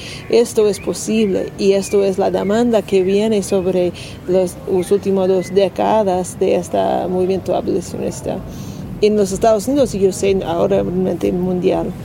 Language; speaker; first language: Spanish; non-native, learner; English